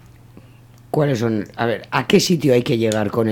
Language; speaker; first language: Spanish; native; Spanish